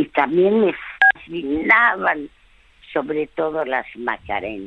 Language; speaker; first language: Spanish; early bilingual, other home language; French